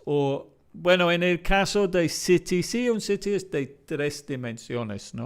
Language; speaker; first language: Spanish; non-native, fluent; English